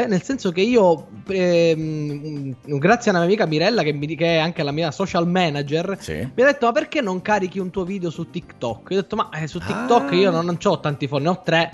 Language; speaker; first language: Italian; native; Italian